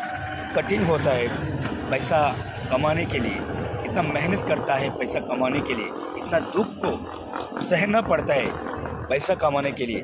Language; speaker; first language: Hindi; non-native, local second language; Bangla